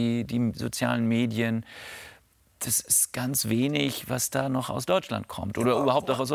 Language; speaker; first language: German; native; German